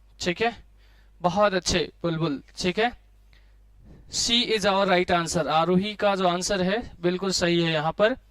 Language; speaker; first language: Hindi; native; Hindi